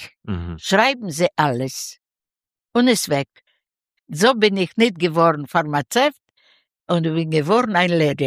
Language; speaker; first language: German; non-native, learner; Russian